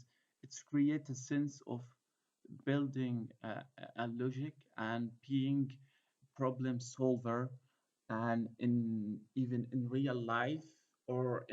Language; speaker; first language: English; non-native, fluent; Arabic